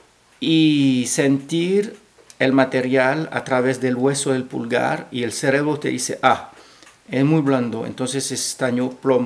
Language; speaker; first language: Spanish; non-native, fluent; French